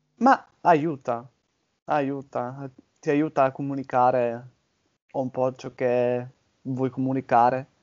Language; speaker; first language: Italian; non-native, fluent; English